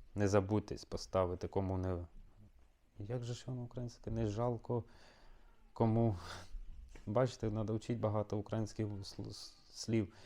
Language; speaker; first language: Ukrainian; non-native, local second language; Russian